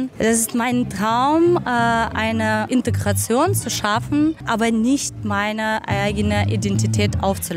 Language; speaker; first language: German; non-native, fluent; Ukrainian